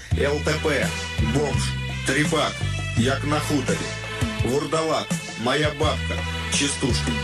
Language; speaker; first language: Russian; native; Russian